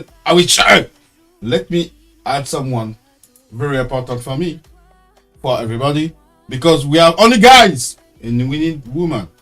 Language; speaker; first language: English; non-native, learner; French